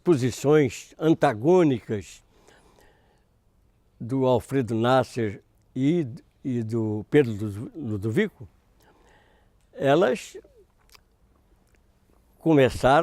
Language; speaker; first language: Portuguese; native; Portuguese